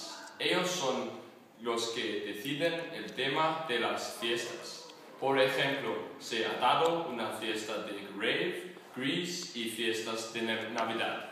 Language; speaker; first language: Spanish; non-native, learner; Danish